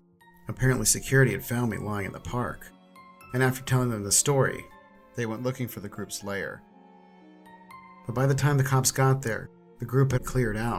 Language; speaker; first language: English; native; English